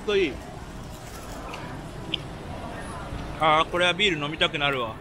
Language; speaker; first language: Japanese; native; Japanese